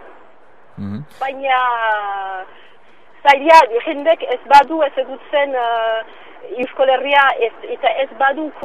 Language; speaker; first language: Basque; non-native, local second language; French